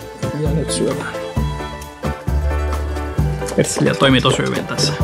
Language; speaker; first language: Finnish; non-native, fluent; Italian